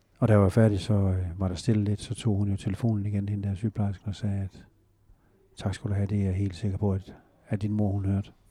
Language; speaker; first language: Danish; native; Danish